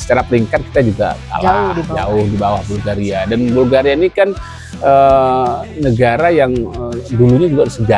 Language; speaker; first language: Indonesian; native; Indonesian